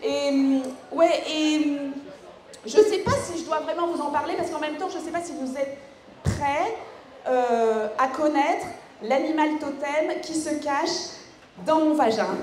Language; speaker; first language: French; native; French